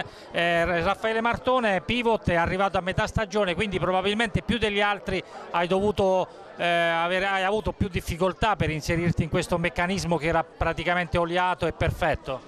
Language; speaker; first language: Italian; native; Italian